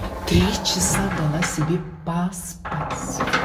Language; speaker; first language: Russian; native; Russian